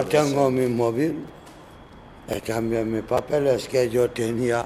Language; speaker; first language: Spanish; non-native, learner; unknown